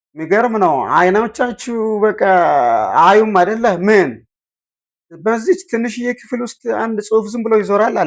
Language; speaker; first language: Amharic; non-native, local second language; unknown